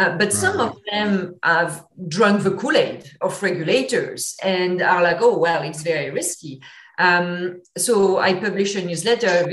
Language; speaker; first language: English; non-native, fluent; French